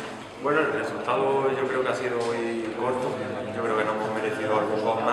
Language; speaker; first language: Spanish; native; Spanish